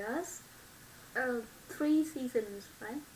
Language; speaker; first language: English; non-native, learner; Vietnamese